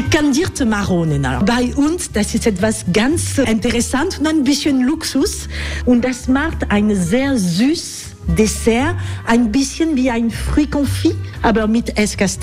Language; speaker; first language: German; non-native, learner; French